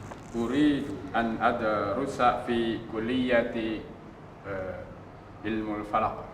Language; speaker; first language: Arabic; non-native, learner; Indonesian